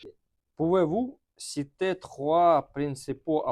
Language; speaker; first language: French; non-native, learner; Russian